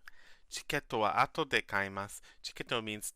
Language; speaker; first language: Japanese; non-native, learner; English